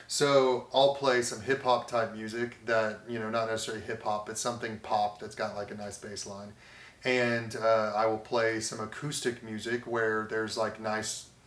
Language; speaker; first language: English; native; English